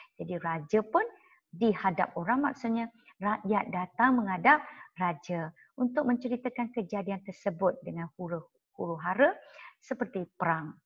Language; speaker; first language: Malay; non-native, local second language; Chinese